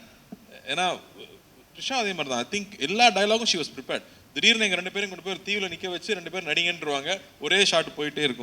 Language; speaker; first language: Tamil; native; Tamil